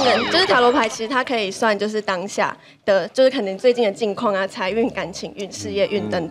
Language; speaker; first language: Chinese; native; Chinese